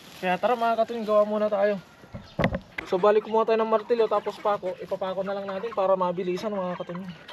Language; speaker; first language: Filipino; non-native, local second language; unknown